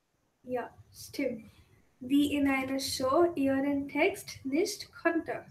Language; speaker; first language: German; non-native, fluent; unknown